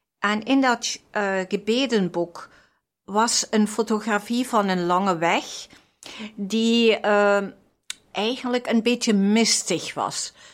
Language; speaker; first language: Dutch; non-native, fluent; German